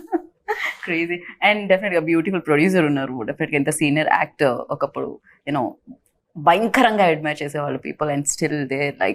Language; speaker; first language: Telugu; native; Telugu